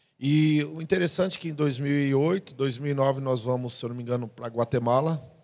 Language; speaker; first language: Portuguese; native; Portuguese